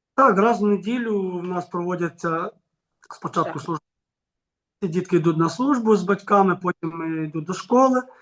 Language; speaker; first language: Ukrainian; native; Ukrainian